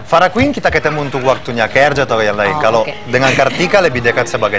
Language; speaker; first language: Indonesian; non-native, fluent; Italian